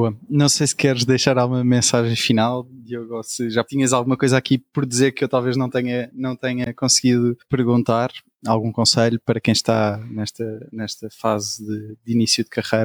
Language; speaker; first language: Portuguese; native; Portuguese